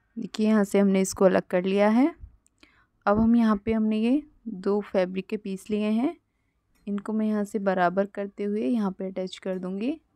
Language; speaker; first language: Hindi; native; Hindi